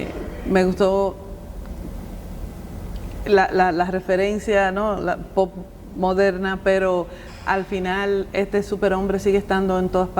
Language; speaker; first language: Spanish; native; Spanish